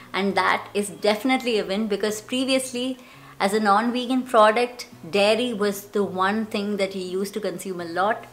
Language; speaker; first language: English; non-native, local second language; Malayalam